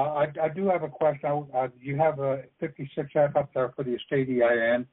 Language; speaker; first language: English; native; English